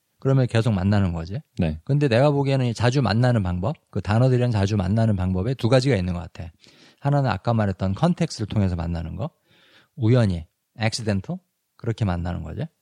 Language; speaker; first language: Korean; native; Korean